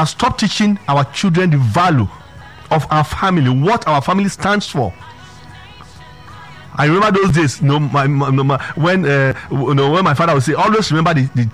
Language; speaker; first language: English; non-native, local second language; Yoruba